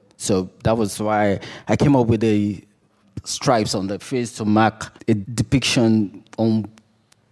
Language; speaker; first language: English; non-native, local second language; Yoruba